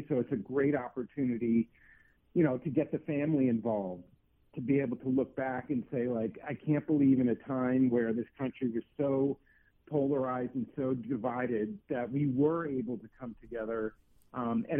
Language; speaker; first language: English; native; English